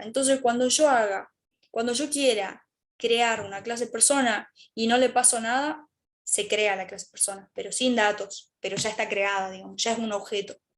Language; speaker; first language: Spanish; native; Spanish